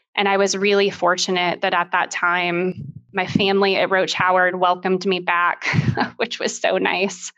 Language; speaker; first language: English; native; English